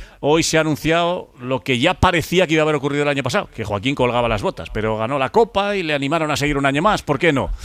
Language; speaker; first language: Spanish; native; Spanish